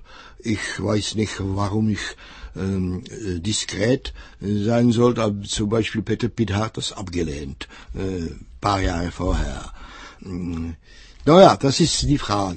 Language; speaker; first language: German; non-native, fluent; Czech